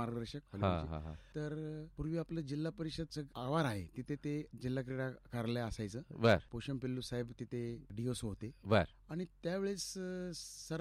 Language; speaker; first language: Marathi; native; Marathi